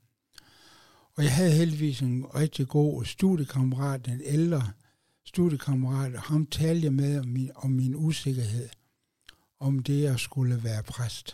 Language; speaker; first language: Danish; native; Danish